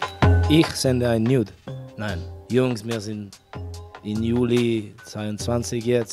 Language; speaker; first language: German; non-native, local second language; French